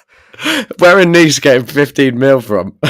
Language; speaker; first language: English; native; English